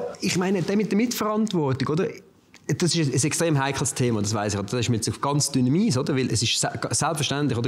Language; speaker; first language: German; native; German